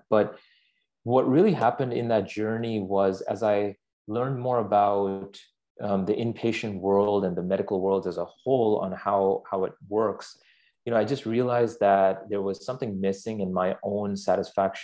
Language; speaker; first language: English; non-native, local second language; Urdu